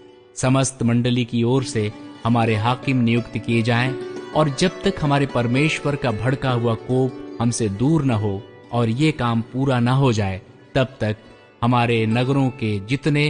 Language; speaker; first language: Hindi; native; Hindi